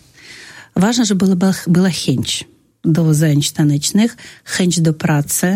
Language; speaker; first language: Polish; non-native, fluent; Russian